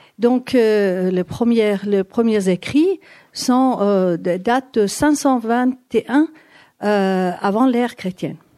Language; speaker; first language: French; non-native, fluent; Persian